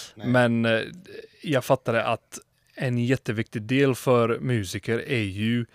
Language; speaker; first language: Swedish; non-native, fluent; English